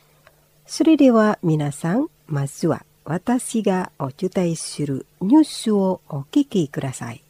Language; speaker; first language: Japanese; non-native, fluent; Indonesian